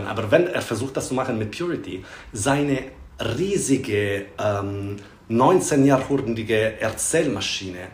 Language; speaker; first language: German; non-native, fluent; Italian